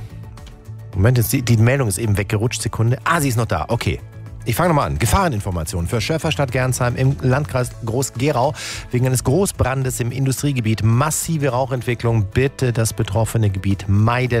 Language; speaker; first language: German; native; German